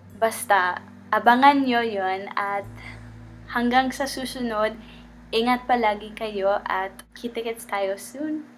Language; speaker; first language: Filipino; early bilingual, heritage; Filipino